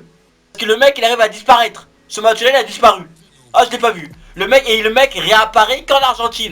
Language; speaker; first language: French; native; French